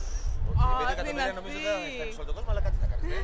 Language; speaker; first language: Greek; native; Greek